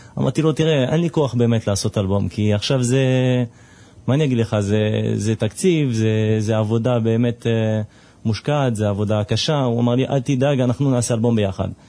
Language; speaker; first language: Hebrew; non-native, fluent; French